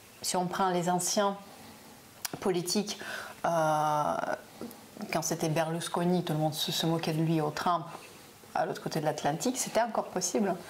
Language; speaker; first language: French; non-native, fluent; Russian